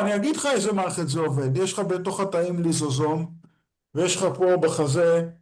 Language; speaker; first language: Hebrew; native; Hebrew